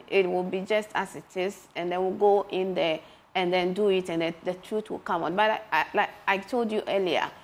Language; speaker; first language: English; non-native, local second language; Ga